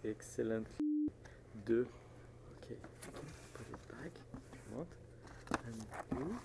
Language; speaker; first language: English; non-native, fluent; French